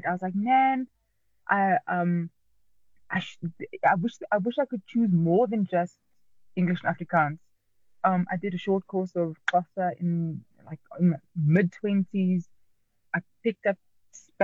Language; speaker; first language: English; native; English